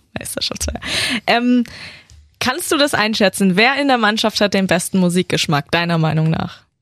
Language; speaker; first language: German; native; German